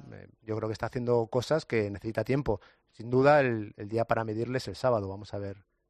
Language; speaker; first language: Spanish; native; Spanish